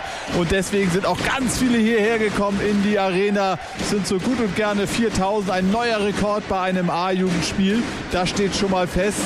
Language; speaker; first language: German; native; German